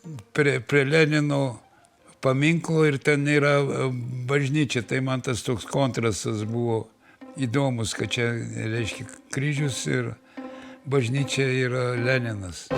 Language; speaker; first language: Lithuanian; early bilingual, heritage; Lithuanian